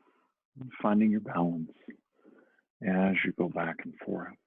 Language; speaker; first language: English; native; English